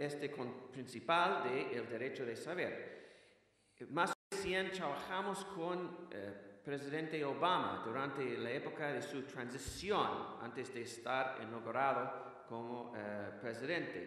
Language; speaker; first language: Spanish; non-native, fluent; English